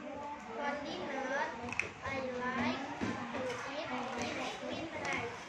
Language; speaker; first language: English; non-native, learner; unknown